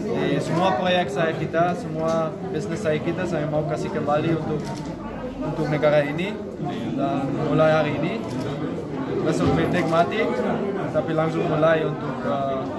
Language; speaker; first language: Indonesian; non-native, learner; Dutch